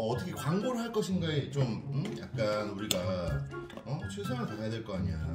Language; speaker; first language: Korean; native; Korean